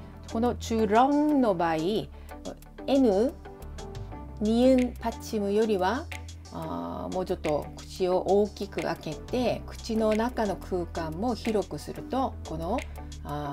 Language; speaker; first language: Japanese; non-native, fluent; Korean